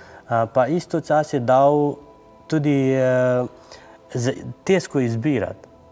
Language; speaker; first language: Slovenian; non-native, learner; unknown